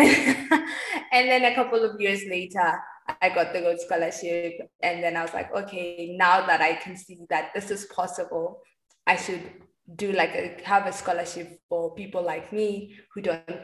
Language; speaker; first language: English; non-native, local second language; Tswana